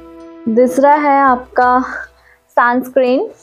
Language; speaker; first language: Hindi; non-native, local second language; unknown